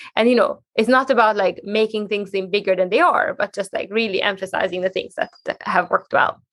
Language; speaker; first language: English; non-native, fluent; Hungarian